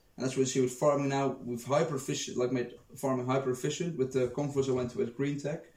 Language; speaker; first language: English; non-native, fluent; Dutch